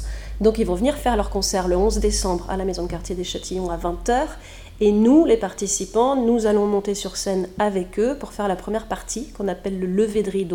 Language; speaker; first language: French; native; French